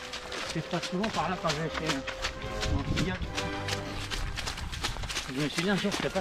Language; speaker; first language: French; native; French